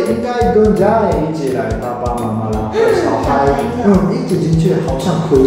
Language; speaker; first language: Chinese; non-native, fluent; Japanese